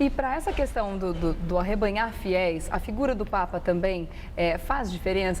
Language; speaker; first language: Portuguese; native; Portuguese